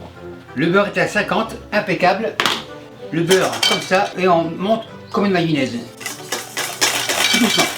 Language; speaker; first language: French; native; French